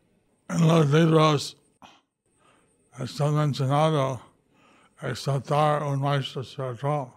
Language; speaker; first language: Spanish; non-native, learner; English